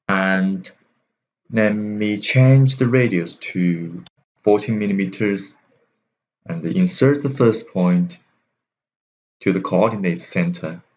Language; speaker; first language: English; non-native, fluent; Chinese